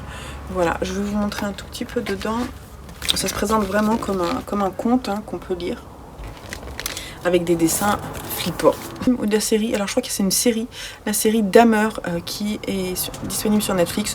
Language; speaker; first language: French; native; French